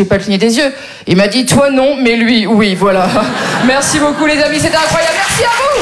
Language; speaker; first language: French; native; French